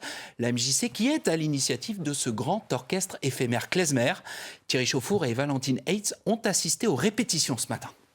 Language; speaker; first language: French; native; French